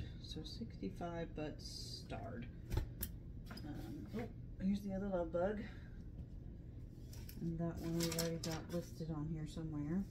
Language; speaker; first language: English; native; English